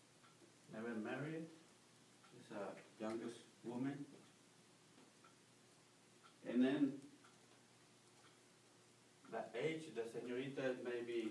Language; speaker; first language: English; non-native, learner; Spanish